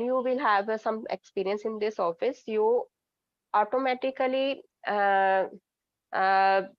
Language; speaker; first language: English; non-native, learner; Hindi